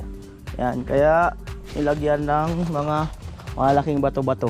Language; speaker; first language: Filipino; native; Filipino